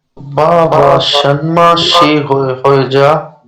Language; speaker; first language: Chinese; non-native, learner; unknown